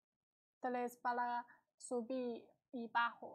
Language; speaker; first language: Spanish; non-native, learner; Chinese